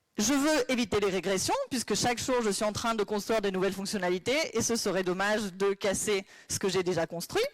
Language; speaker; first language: French; non-native, fluent; Spanish